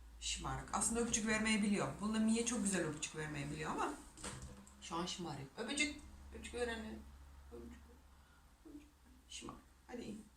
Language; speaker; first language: Turkish; non-native, fluent; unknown